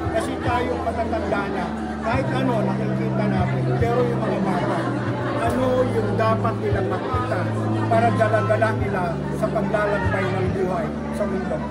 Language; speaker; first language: Filipino; native; Filipino